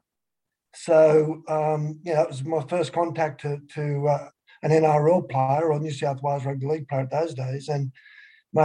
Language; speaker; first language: English; native; English